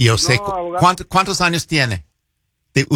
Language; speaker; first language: Spanish; non-native, fluent; English